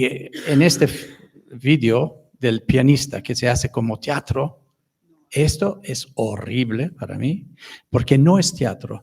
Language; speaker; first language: Spanish; non-native, fluent; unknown